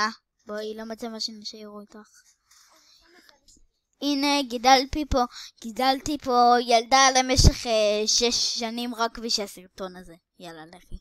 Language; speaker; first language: Hebrew; native; Hebrew